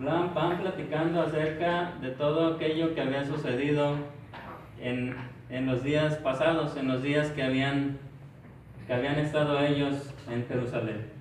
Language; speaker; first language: Spanish; native; Spanish